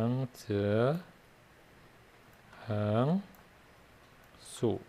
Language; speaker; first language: Chinese; non-native, learner; Indonesian